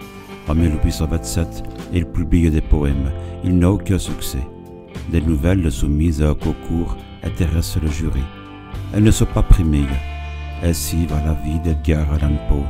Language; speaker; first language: French; native; French